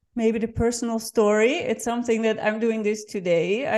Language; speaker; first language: English; non-native, fluent; Dutch